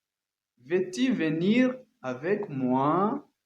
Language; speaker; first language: French; non-native, learner; Kinyarwanda